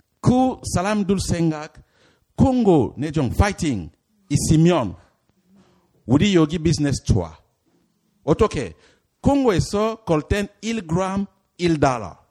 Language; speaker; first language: Korean; non-native, learner; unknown